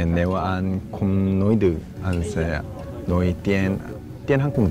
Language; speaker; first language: Vietnamese; non-native, learner; Korean